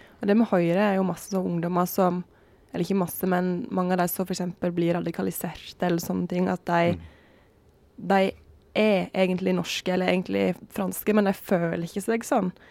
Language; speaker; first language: Norwegian; native; Norwegian